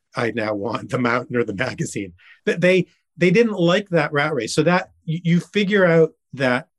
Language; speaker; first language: English; native; English